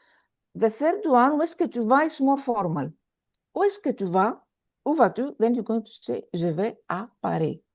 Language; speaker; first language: French; non-native, fluent; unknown